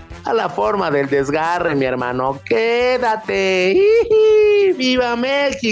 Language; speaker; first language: Spanish; native; Spanish